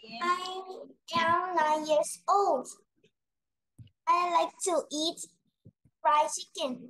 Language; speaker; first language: English; non-native, learner; Thai